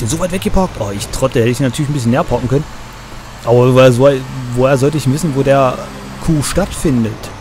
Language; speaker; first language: German; native; German